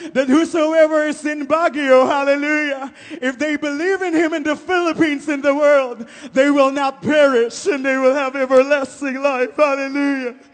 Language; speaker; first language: English; non-native, local second language; Filipino